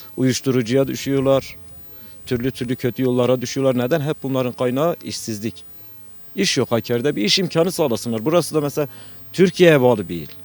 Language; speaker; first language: Turkish; non-native, local second language; Kurdish